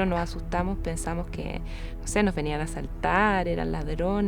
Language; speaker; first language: Spanish; native; Spanish